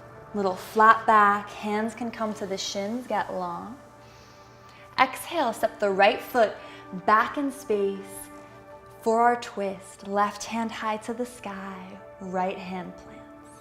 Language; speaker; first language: English; native; English